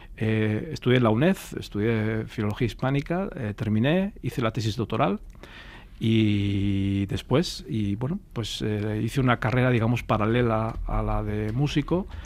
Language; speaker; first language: Spanish; early bilingual, heritage; Portuguese